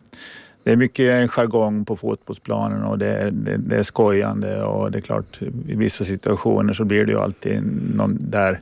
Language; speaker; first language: Swedish; native; Swedish